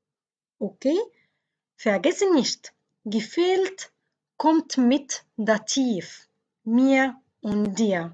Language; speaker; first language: German; non-native, fluent; Arabic